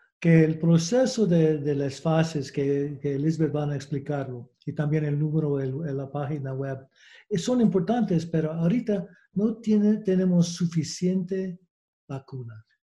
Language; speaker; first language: Spanish; non-native, learner; English